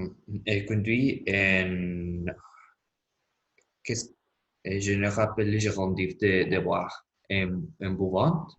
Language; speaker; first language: French; non-native, learner; Spanish